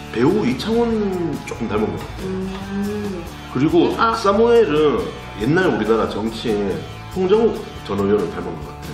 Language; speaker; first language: Korean; native; Korean